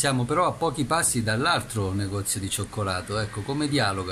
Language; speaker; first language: Italian; native; Italian